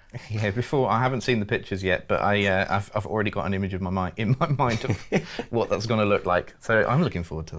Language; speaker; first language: English; native; English